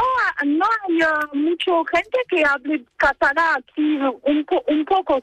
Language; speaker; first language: Spanish; non-native, learner; French